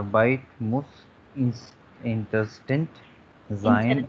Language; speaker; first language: German; non-native, learner; Hindi